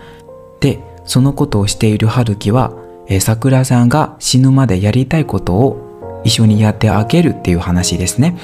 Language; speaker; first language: Japanese; non-native, learner; Burmese